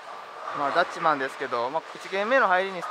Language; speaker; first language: Japanese; native; Japanese